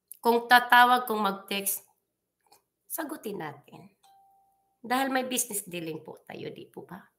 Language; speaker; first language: Filipino; non-native, local second language; Cebuano